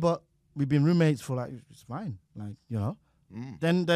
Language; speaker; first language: English; non-native, local second language; Yoruba